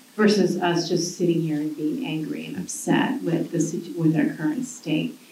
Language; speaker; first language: English; early bilingual, other home language; Spanish